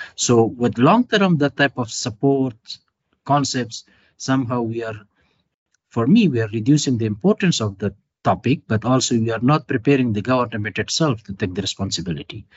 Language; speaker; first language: English; non-native, fluent; Persian